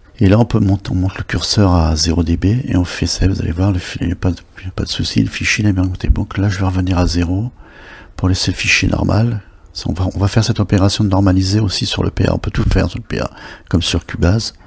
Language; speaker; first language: French; native; French